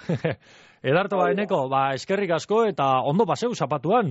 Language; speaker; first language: Basque; native; Basque